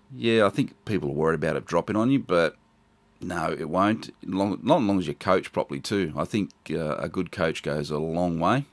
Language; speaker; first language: English; native; English